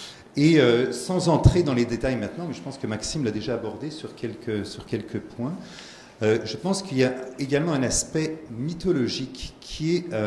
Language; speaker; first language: French; native; French